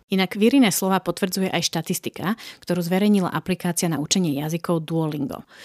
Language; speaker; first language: Slovak; native; Slovak